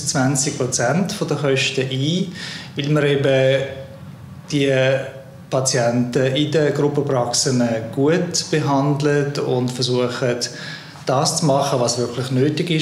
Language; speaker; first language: German; native; German